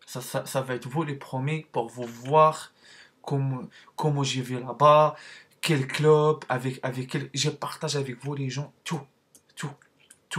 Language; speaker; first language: French; non-native, learner; Arabic